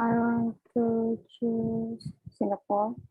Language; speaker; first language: English; non-native, learner; Indonesian